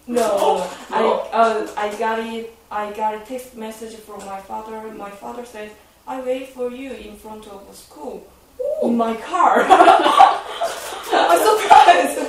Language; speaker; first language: English; non-native, learner; Korean